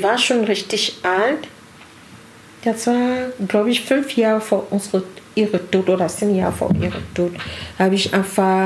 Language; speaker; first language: German; non-native, learner; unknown